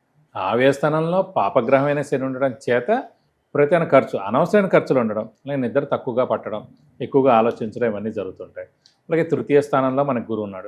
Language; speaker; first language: Telugu; native; Telugu